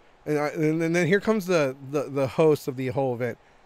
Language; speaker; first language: English; early bilingual, other home language; Spanish